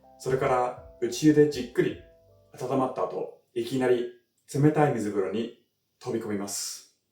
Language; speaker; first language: Japanese; non-native, fluent; English